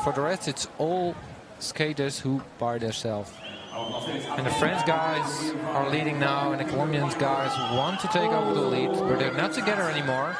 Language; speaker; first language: English; non-native, fluent; Dutch